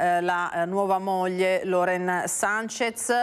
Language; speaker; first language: Italian; native; Italian